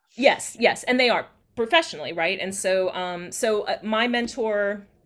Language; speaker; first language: English; native; English